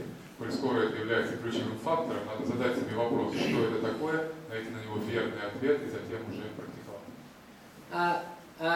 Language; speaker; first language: Russian; native; Russian